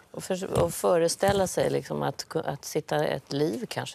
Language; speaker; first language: Swedish; native; Swedish